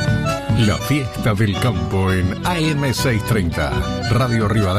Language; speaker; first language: Spanish; native; Spanish